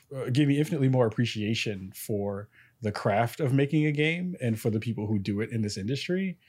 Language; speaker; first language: English; native; English